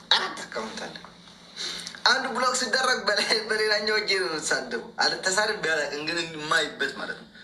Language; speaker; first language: Amharic; native; Amharic